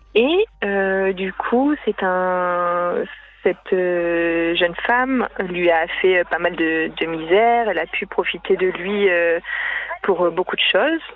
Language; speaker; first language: French; native; French